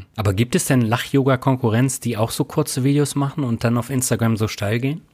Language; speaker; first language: German; native; German